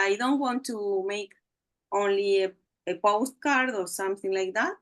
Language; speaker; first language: English; non-native, learner; Spanish